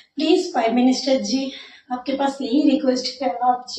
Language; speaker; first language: Hindi; non-native, local second language; Bangla